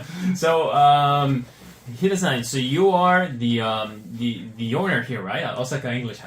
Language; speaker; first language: English; non-native, fluent; Spanish